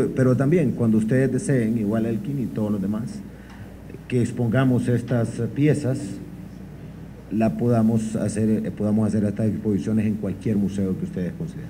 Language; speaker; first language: Spanish; native; Spanish